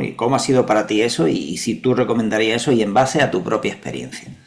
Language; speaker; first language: Spanish; native; Spanish